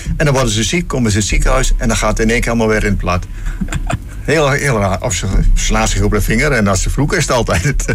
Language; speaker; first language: Dutch; native; Dutch